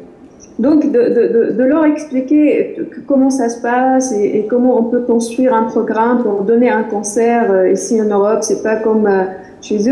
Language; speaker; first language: French; non-native, fluent; Arabic